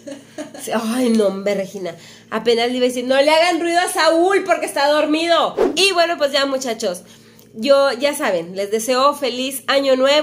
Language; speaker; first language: Spanish; native; Spanish